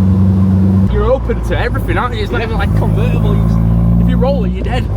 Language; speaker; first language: English; native; English